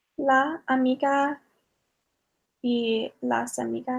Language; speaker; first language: Spanish; non-native, learner; English